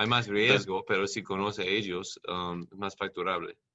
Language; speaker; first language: Spanish; non-native, learner; English